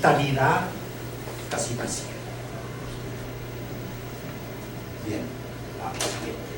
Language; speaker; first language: Spanish; non-native, learner; Chinese